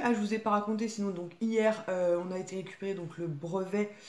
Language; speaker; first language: French; native; French